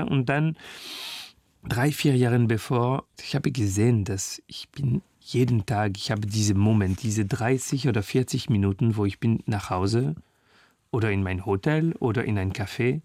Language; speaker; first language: German; non-native, fluent; French